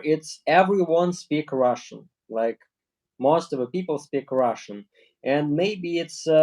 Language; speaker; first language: English; non-native, learner; Russian